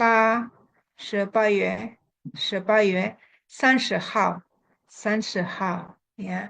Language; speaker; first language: Chinese; non-native, fluent; Indonesian